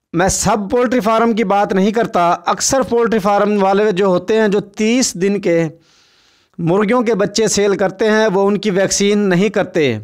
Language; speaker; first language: Urdu; non-native, local second language; Saraiki